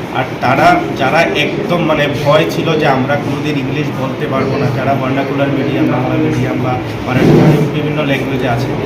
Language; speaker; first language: Bangla; native; Bangla